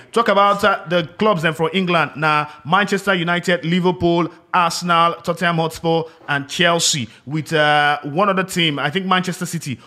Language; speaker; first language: Nigerian Pidgin; non-native, local second language; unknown